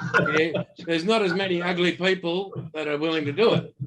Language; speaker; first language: English; native; English